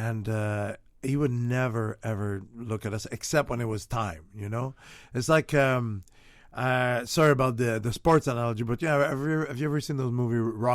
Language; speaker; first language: English; non-native, fluent; French